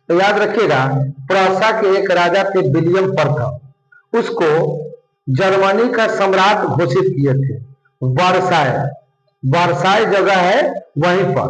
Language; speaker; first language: Hindi; non-native, local second language; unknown